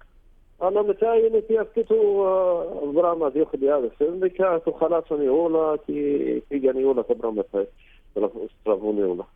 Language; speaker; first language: Greek; non-native, learner; Arabic